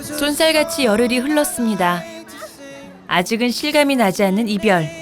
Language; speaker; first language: Korean; native; Korean